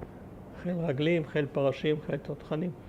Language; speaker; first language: Hebrew; early bilingual, other home language; German